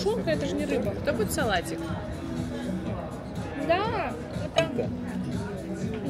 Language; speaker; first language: Russian; native; Russian